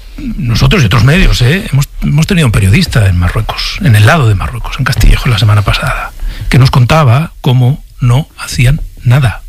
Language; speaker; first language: Spanish; native; Spanish